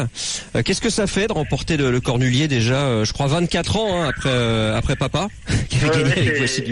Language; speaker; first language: French; native; French